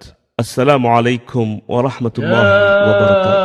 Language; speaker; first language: Arabic; native; Arabic